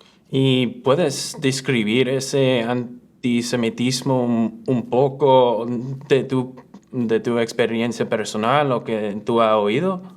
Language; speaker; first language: Spanish; early bilingual, other home language; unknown